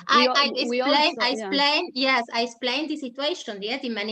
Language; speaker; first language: English; non-native, learner; German